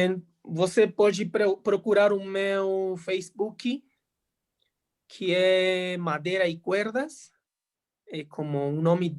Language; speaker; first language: Portuguese; non-native, fluent; Spanish